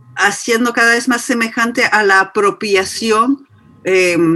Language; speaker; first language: Spanish; non-native, fluent; French